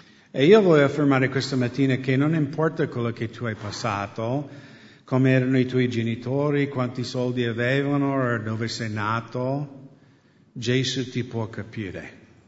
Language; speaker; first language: Italian; non-native, fluent; English